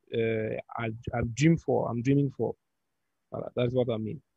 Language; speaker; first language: English; non-native, learner; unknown